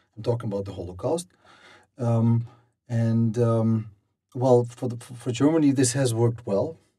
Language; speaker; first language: English; non-native, fluent; German